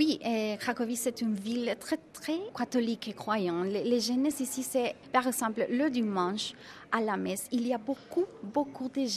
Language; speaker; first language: French; non-native, fluent; Spanish